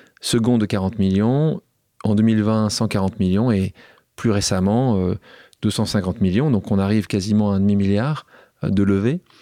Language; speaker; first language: French; native; French